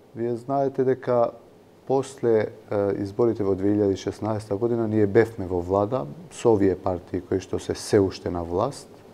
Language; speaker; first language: Macedonian; non-native, local second language; Albanian